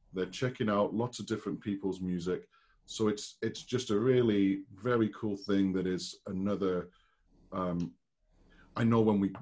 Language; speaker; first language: English; native; English